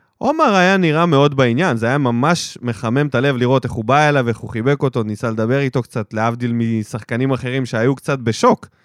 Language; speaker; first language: Hebrew; early bilingual, other home language; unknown